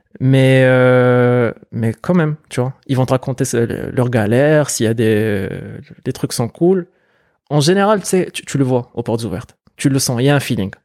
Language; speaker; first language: French; non-native, local second language; Arabic